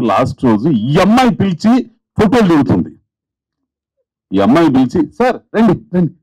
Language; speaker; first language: Telugu; native; Telugu